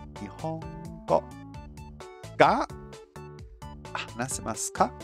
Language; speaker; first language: Japanese; non-native, learner; English